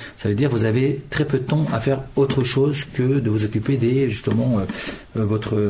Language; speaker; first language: French; early bilingual, other home language; Turkish